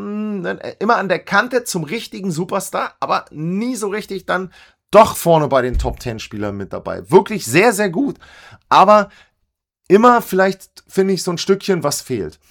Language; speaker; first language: German; native; German